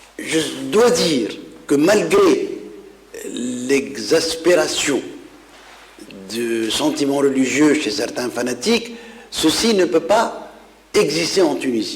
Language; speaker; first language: French; non-native, local second language; Arabic